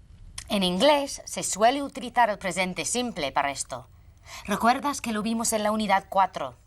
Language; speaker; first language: Spanish; native; Spanish